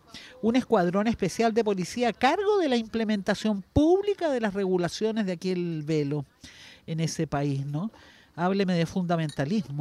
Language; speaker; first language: Spanish; native; Spanish